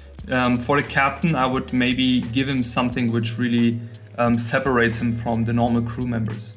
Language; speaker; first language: English; non-native, fluent; German